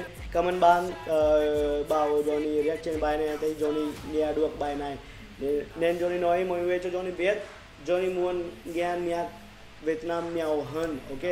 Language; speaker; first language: Vietnamese; non-native, learner; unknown